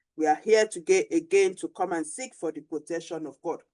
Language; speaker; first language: English; non-native, local second language; Yoruba